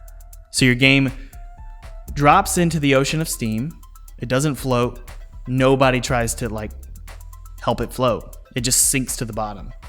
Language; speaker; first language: English; native; English